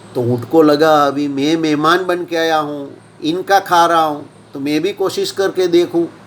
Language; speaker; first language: Hindi; non-native, local second language; Gujarati